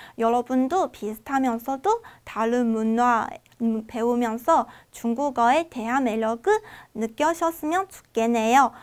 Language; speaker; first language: Korean; non-native, fluent; Chinese